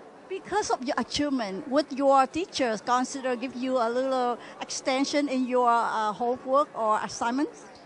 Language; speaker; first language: English; non-native, fluent; Vietnamese